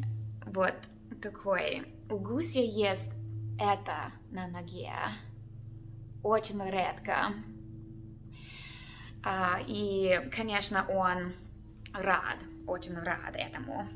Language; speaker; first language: Russian; non-native, learner; English